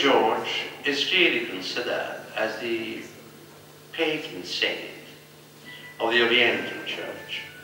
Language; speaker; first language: English; non-native, fluent; Maltese